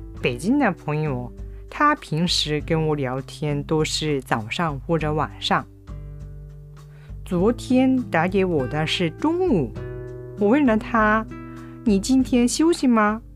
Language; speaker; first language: Chinese; non-native, fluent; Japanese